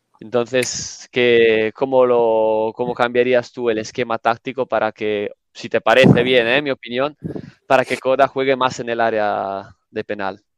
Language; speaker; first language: Spanish; non-native, fluent; Italian